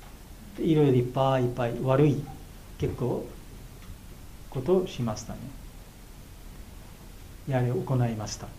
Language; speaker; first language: Japanese; non-native, fluent; Bangla